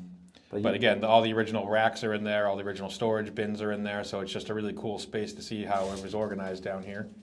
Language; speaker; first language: English; native; English